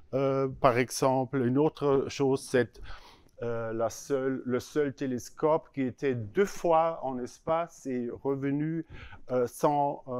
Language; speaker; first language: French; non-native, learner; German